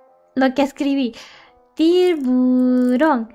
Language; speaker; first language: Spanish; non-native, learner; English